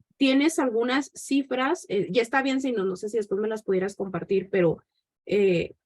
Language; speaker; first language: Spanish; native; Spanish